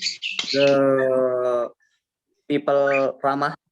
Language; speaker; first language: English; non-native, learner; Indonesian